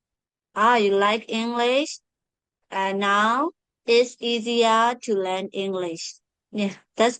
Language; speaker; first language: English; non-native, fluent; Burmese